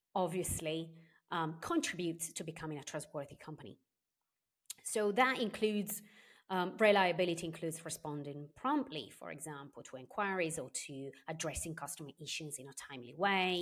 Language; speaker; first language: English; non-native, fluent; Italian